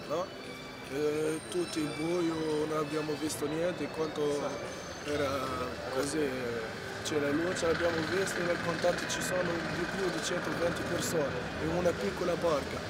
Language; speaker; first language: Italian; non-native, learner; Arabic